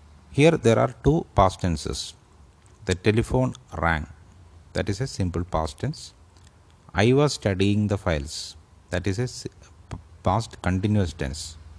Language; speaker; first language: English; non-native, local second language; Malayalam